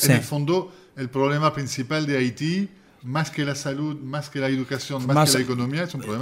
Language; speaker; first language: Spanish; native; Spanish